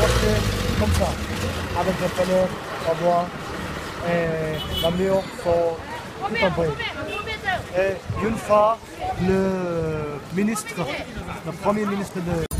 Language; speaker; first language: French; non-native, learner; Nepali